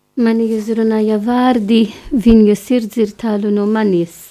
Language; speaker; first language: Latvian; non-native, fluent; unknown